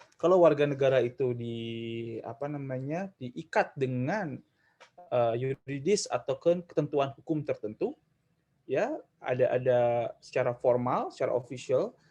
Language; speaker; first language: Indonesian; non-native, local second language; Sundanese